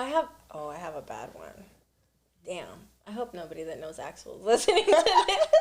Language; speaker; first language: English; native; English